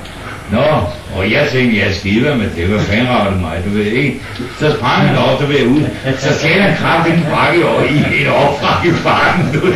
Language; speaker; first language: Danish; native; Danish